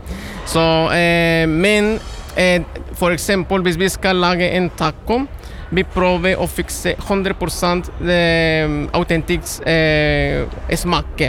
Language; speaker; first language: Norwegian; non-native, learner; Spanish